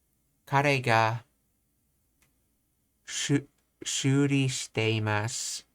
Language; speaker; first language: Japanese; non-native, learner; English